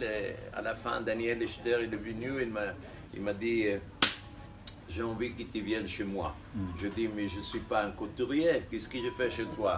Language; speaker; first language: French; non-native, fluent; Hebrew